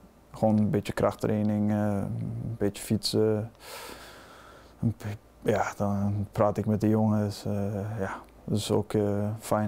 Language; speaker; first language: Dutch; non-native, fluent; Danish